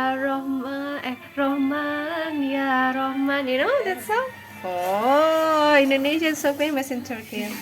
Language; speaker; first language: English; non-native, fluent; Indonesian